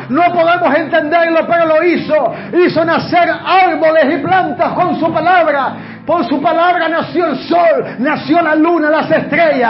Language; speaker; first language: Spanish; native; Spanish